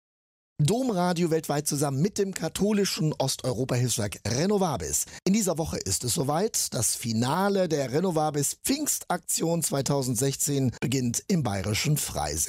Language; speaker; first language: German; native; German